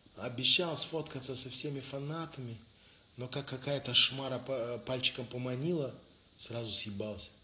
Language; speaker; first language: Russian; early bilingual, heritage; Russian